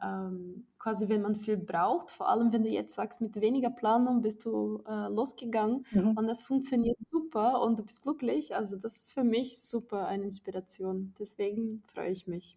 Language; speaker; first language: German; non-native, fluent; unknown